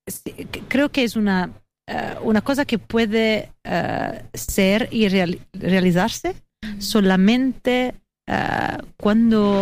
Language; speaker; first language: Spanish; non-native, fluent; Italian